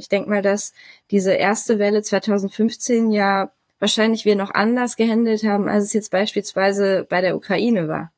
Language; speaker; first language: German; native; German